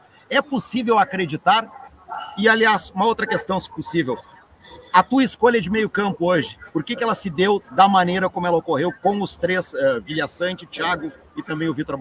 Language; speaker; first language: Portuguese; native; Portuguese